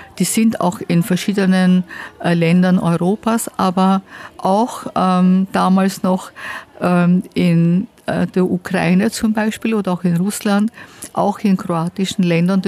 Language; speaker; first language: German; native; German